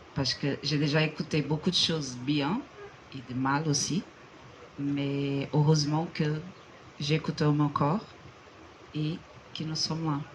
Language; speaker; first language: French; non-native, fluent; Portuguese